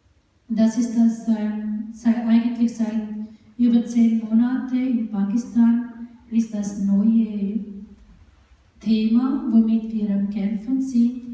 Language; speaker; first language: German; non-native, fluent; Urdu